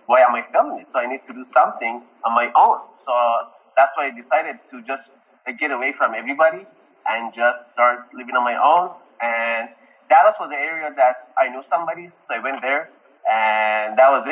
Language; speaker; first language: English; non-native, fluent; Persian